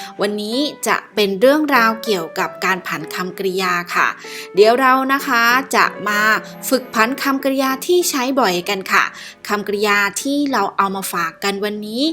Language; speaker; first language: Thai; native; Thai